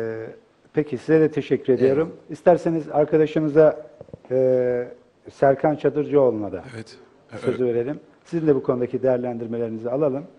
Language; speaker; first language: Turkish; native; Turkish